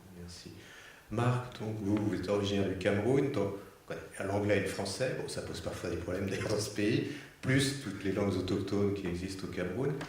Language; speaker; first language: French; native; French